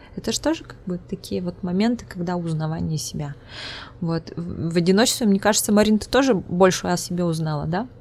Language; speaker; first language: Russian; non-native, local second language; Udmurt